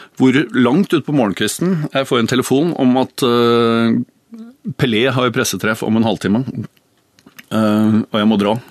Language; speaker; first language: Norwegian; native; Norwegian